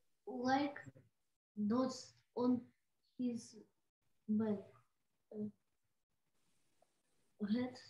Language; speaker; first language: English; non-native, learner; Russian